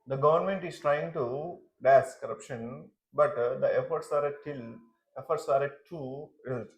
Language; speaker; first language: English; non-native, local second language; Telugu